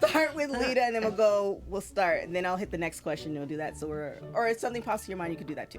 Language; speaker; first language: English; native; English